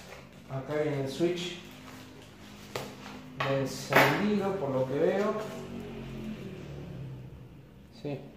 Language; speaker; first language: Spanish; native; Spanish